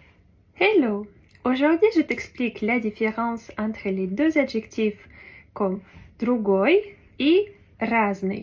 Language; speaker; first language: French; non-native, fluent; Russian